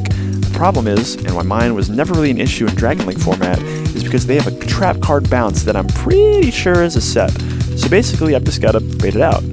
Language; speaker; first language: English; native; English